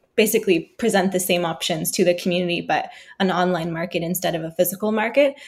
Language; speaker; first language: English; native; English